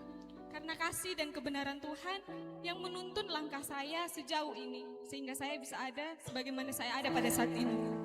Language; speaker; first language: Indonesian; native; Indonesian